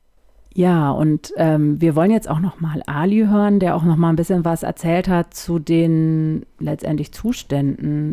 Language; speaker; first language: German; native; German